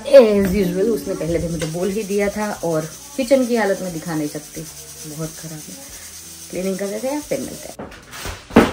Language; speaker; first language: Hindi; non-native, local second language; Gujarati